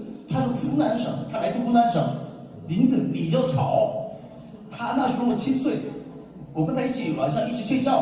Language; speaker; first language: Chinese; non-native, learner; Korean